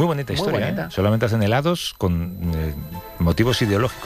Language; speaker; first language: Spanish; native; Spanish